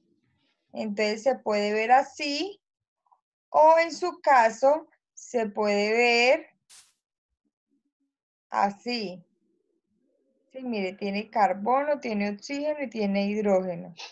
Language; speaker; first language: Spanish; native; Spanish